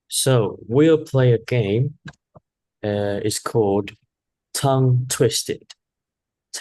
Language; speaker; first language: English; non-native, fluent; Vietnamese